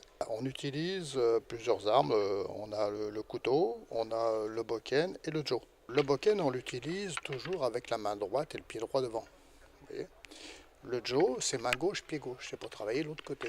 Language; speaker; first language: French; native; French